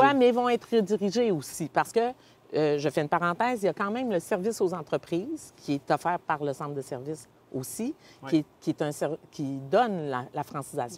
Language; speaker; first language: French; native; French